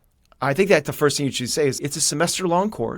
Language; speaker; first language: English; native; English